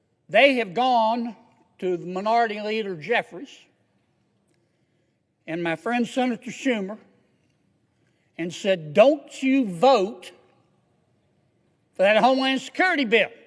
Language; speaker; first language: English; native; English